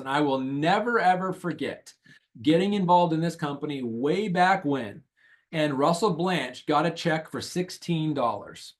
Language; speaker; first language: English; native; English